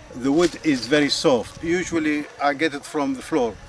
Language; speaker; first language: English; non-native, fluent; Arabic